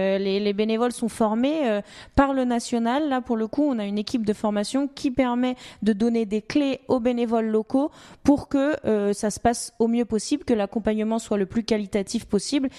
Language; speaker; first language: French; native; French